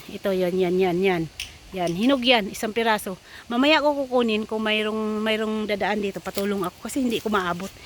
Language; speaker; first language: Filipino; non-native, local second language; Cebuano